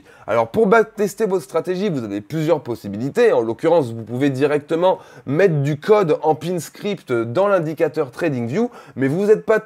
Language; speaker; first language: French; native; French